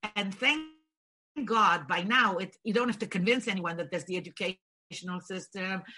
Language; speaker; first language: English; non-native, fluent; Bulgarian